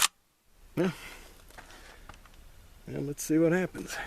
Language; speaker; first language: English; native; English